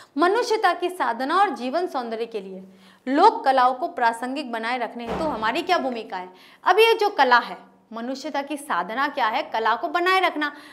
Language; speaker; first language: Hindi; native; Hindi